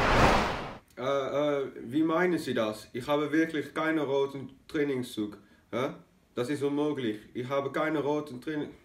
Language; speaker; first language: German; non-native, learner; Dutch